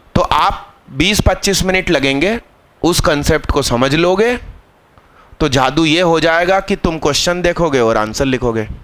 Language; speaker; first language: Hindi; non-native, local second language; Gujarati